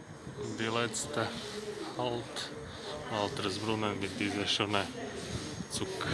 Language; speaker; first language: German; non-native, learner; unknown